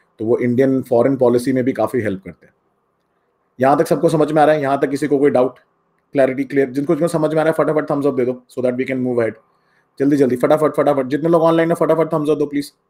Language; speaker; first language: Hindi; native; Hindi